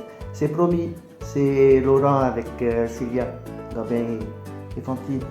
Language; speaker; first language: French; native; French